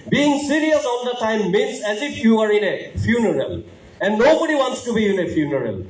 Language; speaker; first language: English; non-native, local second language; Assamese